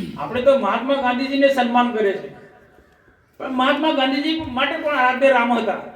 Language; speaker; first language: Gujarati; non-native, local second language; Vasavi